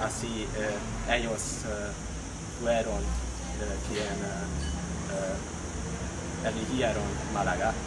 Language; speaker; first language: Spanish; non-native, learner; Hungarian